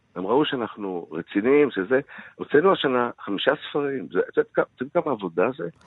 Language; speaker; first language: Hebrew; early bilingual, other home language; Arabic